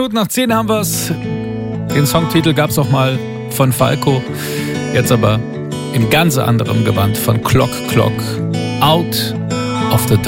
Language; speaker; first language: German; native; German